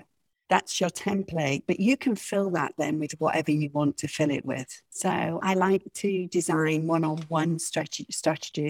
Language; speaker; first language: English; native; English